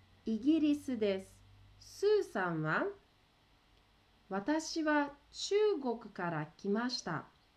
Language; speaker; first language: Japanese; early bilingual, heritage; Portuguese